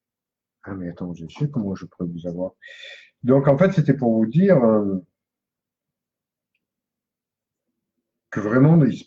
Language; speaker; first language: French; native; French